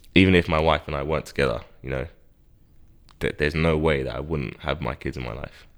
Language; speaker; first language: English; native; English